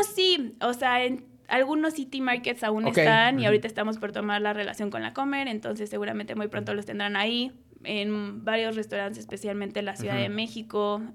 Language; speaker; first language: Spanish; native; Spanish